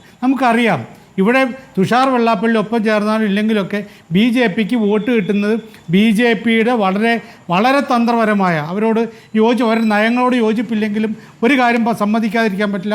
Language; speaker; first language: Malayalam; native; Malayalam